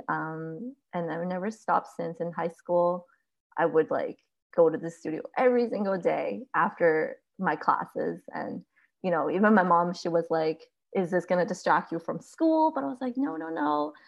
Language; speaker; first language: English; early bilingual, other home language; Chinese